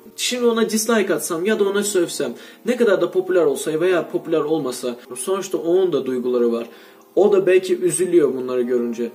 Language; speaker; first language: Turkish; non-native, fluent; Russian